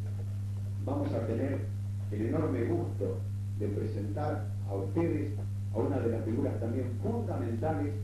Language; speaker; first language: Spanish; native; Spanish